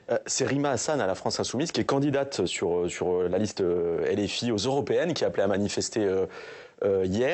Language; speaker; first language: French; native; French